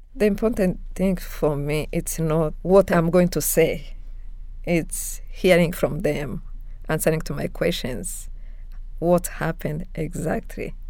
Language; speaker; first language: English; non-native, local second language; Kinyarwanda